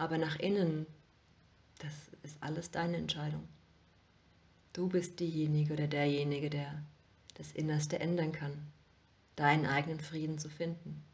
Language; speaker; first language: German; native; German